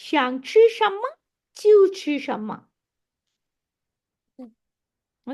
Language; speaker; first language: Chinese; non-native, fluent; Hindi